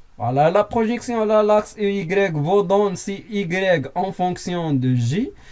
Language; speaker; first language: French; non-native, local second language; Arabic